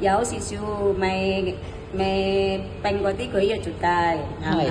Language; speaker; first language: Cantonese; non-native, learner; Indonesian